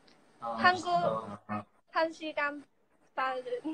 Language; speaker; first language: Korean; non-native, learner; Cantonese